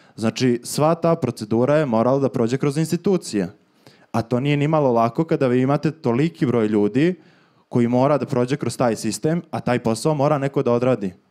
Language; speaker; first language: Serbian; native; Serbian